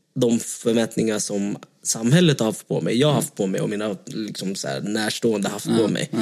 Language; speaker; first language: Swedish; early bilingual, other home language; Vietnamese